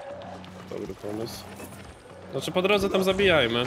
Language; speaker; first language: Polish; native; Polish